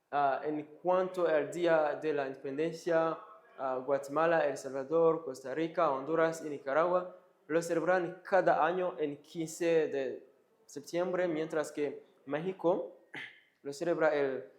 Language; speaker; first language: Spanish; non-native, fluent; Kinyarwanda